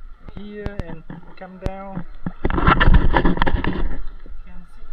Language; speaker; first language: English; non-native, learner; Vietnamese